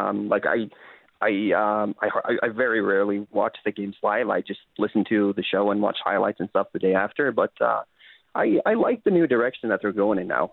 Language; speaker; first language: English; non-native, fluent; Norwegian